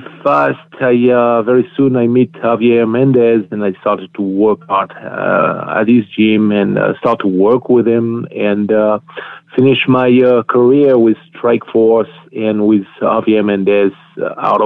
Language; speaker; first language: English; non-native, fluent; French